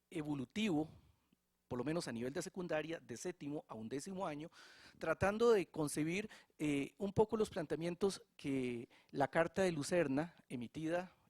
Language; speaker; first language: Spanish; native; Spanish